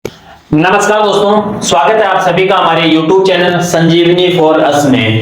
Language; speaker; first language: Hindi; native; Hindi